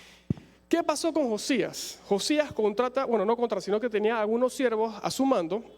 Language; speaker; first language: Spanish; native; Spanish